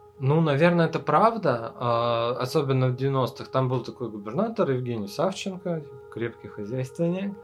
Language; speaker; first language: Russian; native; Russian